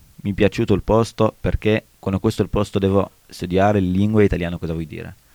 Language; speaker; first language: Italian; non-native, learner; Arabic